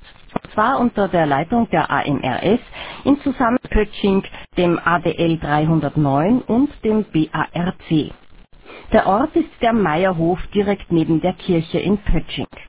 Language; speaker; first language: German; native; German